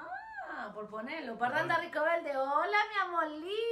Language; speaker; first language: Spanish; native; Spanish